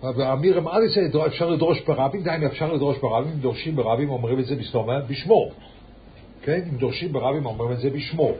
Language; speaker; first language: Hebrew; early bilingual, heritage; Yiddish